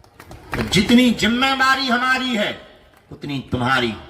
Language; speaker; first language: Hindi; native; Hindi